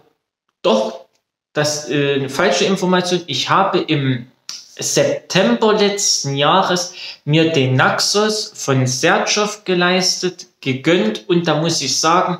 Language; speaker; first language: German; native; German